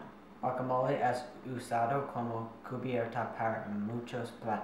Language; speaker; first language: Spanish; non-native, learner; English